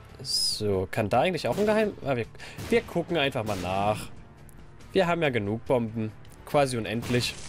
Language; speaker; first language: German; native; German